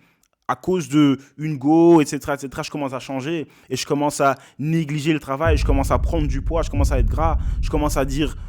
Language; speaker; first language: French; native; French